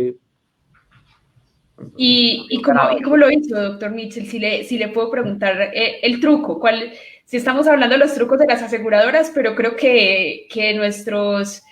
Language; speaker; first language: Spanish; native; Spanish